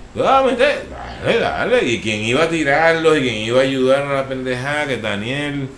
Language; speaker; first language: Spanish; native; Spanish